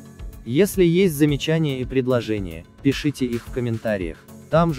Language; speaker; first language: Russian; native; Russian